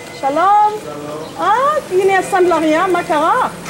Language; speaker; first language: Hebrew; non-native, fluent; English